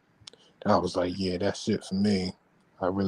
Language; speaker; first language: English; native; English